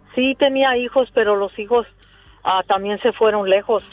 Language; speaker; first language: Spanish; early bilingual, heritage; Spanish